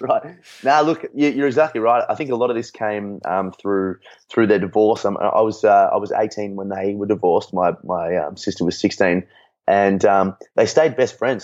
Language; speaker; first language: English; native; English